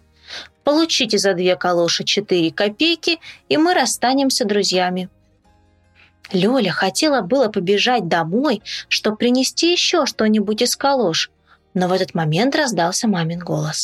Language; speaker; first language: Russian; native; Russian